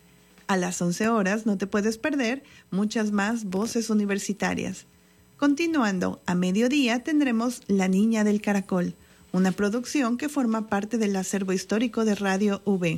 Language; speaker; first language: Spanish; native; Spanish